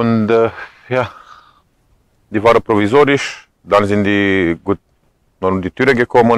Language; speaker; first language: German; non-native, fluent; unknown